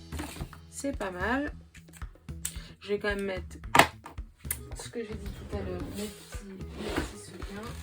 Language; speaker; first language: French; native; French